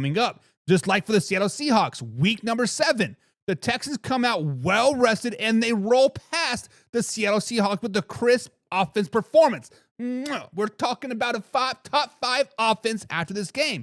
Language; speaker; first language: English; native; English